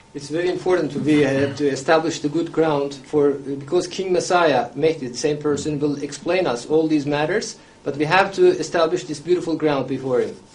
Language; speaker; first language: English; non-native, fluent; Turkish